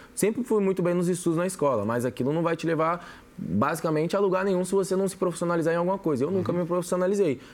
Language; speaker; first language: Portuguese; native; Portuguese